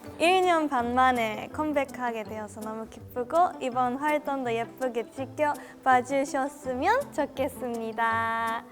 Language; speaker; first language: Korean; non-native, fluent; Japanese